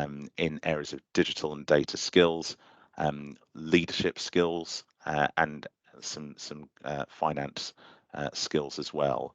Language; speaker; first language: English; native; English